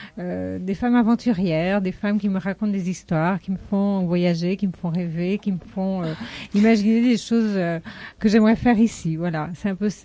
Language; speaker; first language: French; native; French